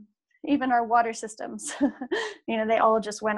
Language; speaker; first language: English; native; English